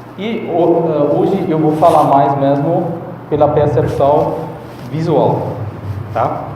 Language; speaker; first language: Portuguese; non-native, fluent; German